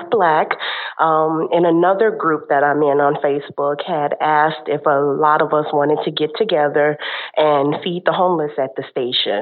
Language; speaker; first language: English; native; English